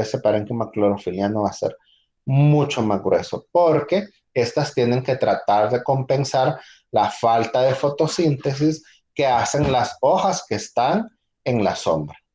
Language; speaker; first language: Spanish; native; Spanish